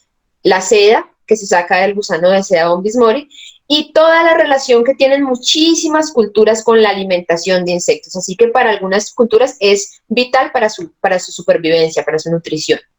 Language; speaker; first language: Spanish; native; Spanish